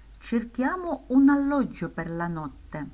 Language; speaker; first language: Italian; non-native, fluent; Ukrainian